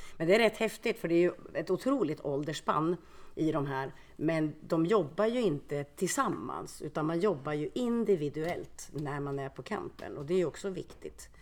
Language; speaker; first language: Swedish; early bilingual, other home language; Finnish